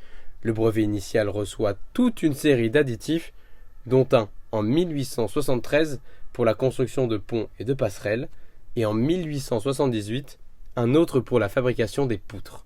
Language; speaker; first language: French; native; French